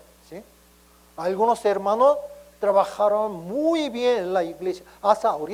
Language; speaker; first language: Spanish; non-native, learner; Korean